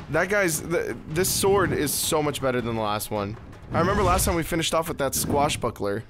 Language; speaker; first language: English; native; English